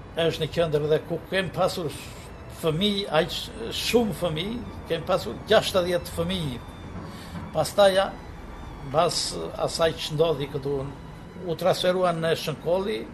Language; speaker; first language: Albanian; native; Albanian